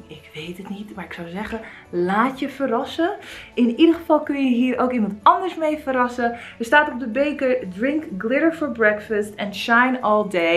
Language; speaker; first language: Dutch; native; Dutch